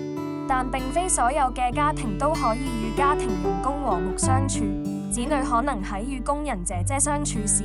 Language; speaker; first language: Cantonese; native; Cantonese